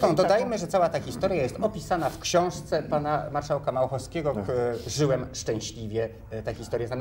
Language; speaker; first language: Polish; native; Polish